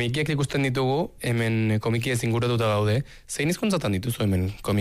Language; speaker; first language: Basque; native; Basque